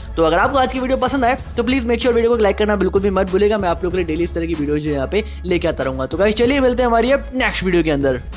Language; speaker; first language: Hindi; native; Hindi